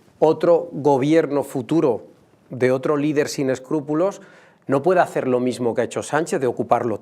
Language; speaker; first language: Spanish; native; Spanish